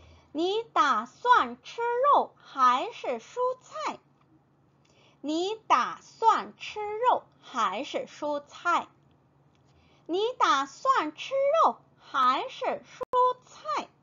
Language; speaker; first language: Chinese; non-native, fluent; Korean